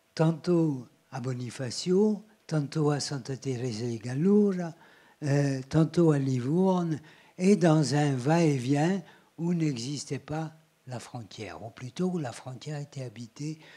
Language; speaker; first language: French; native; French